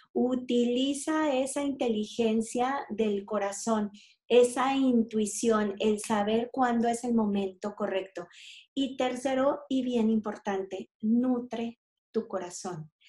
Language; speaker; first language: Spanish; native; Spanish